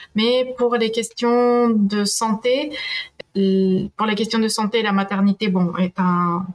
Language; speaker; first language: French; non-native, fluent; Spanish